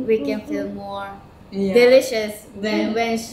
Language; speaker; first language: English; non-native, learner; Japanese